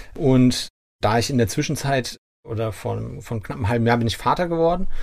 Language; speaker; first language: German; native; German